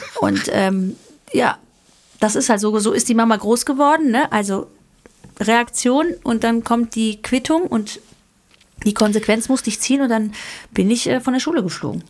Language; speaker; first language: German; early bilingual, other home language; Greek